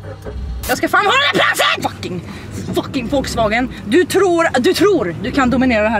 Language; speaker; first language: Swedish; native; Swedish